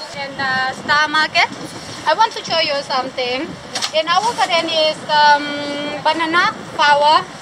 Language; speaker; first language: English; non-native, local second language; Thai